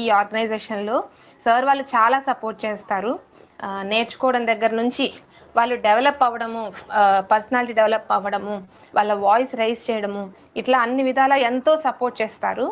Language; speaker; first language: Telugu; native; Telugu